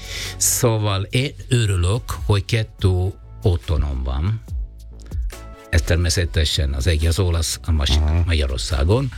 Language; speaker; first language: Hungarian; non-native, fluent; Italian